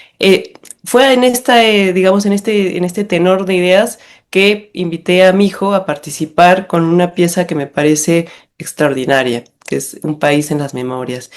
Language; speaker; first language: Spanish; native; Spanish